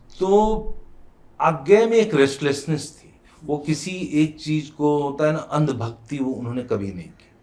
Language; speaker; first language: Hindi; native; Hindi